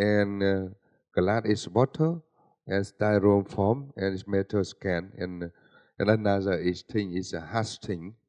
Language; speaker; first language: English; non-native, learner; Vietnamese